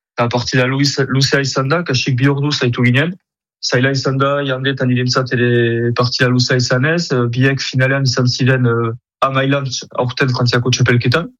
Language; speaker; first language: Basque; native; Basque